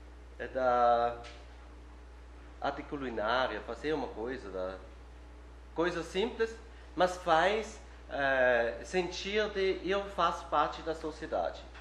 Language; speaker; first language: Portuguese; non-native, fluent; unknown